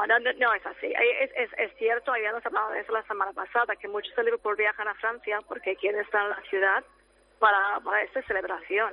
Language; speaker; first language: Spanish; non-native, fluent; English